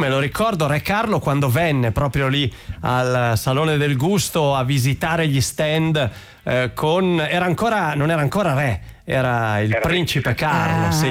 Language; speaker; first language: Italian; native; Italian